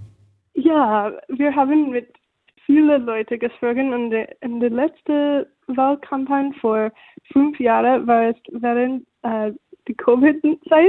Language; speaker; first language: German; non-native, fluent; English